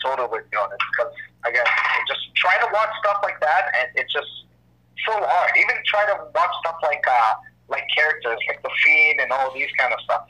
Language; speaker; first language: English; non-native, fluent; Hebrew